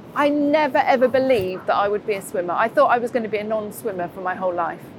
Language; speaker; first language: English; native; English